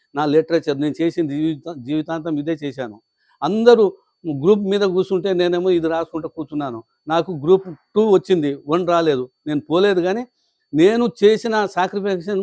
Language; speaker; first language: Telugu; non-native, local second language; Lambadi